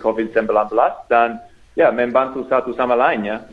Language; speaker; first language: Indonesian; non-native, fluent; English